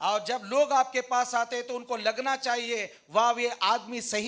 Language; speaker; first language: Hindi; native; Hindi